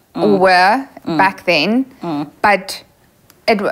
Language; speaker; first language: English; non-native, local second language; Afrikaans